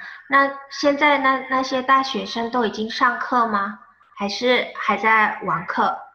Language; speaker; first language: Chinese; non-native, fluent; Indonesian